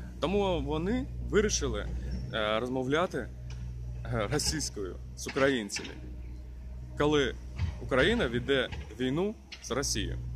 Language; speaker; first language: Ukrainian; non-native, local second language; Russian